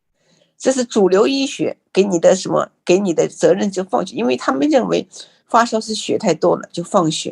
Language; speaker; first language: Chinese; native; Chinese